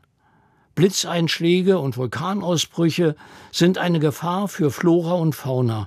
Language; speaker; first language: German; native; German